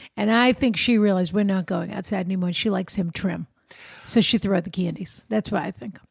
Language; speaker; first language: English; native; English